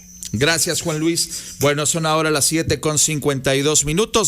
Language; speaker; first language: Spanish; native; Spanish